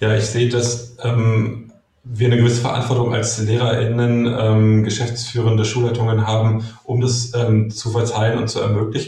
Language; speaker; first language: German; native; German